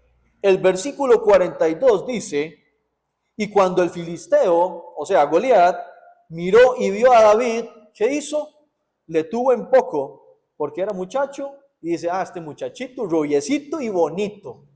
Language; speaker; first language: Spanish; native; Spanish